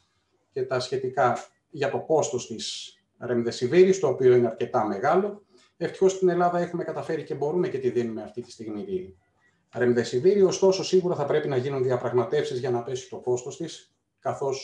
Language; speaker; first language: Greek; native; Greek